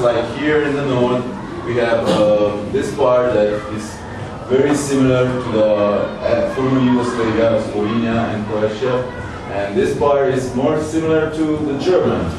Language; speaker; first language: English; non-native, learner; Italian